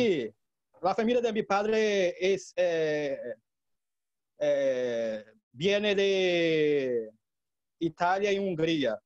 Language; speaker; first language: Spanish; non-native, learner; Portuguese